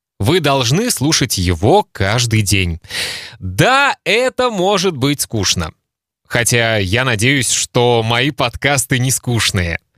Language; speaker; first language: Russian; native; Russian